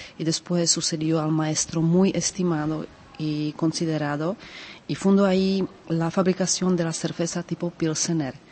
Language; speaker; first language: Spanish; non-native, fluent; Czech